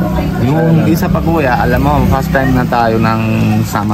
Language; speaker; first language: Filipino; non-native, learner; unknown